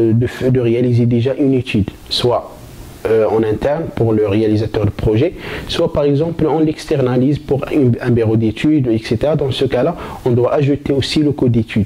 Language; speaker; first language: French; non-native, local second language; Arabic